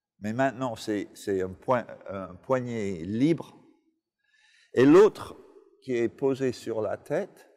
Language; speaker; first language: French; non-native, fluent; English